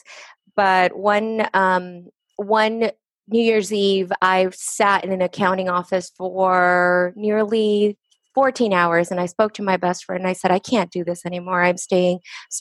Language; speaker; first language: English; early bilingual, other home language; Spanish